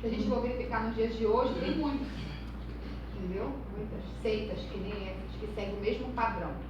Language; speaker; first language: Portuguese; native; Portuguese